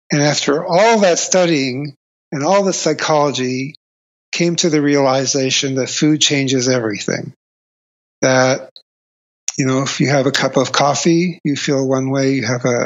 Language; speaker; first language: English; native; English